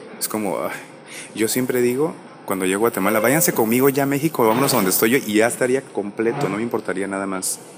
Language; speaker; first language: Spanish; native; Spanish